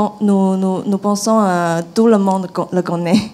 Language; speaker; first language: French; non-native, fluent; Chinese